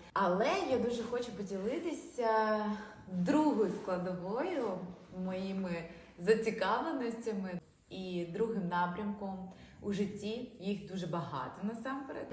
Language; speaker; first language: Ukrainian; non-native, local second language; Russian